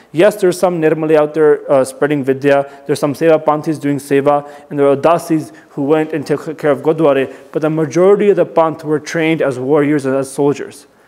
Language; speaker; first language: English; native; English